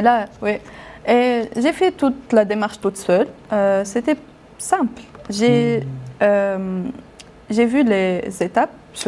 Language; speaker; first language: French; non-native, local second language; Arabic